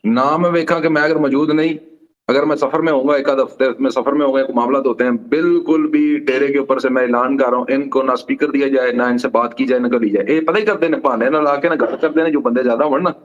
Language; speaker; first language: Urdu; non-native, local second language; Punjabi